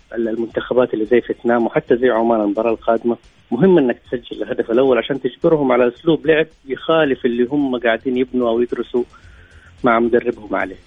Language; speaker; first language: Arabic; native; Arabic